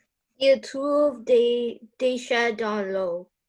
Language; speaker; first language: French; non-native, learner; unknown